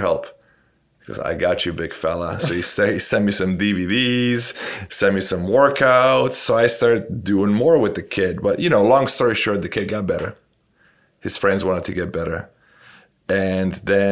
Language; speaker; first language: English; non-native, fluent; Romanian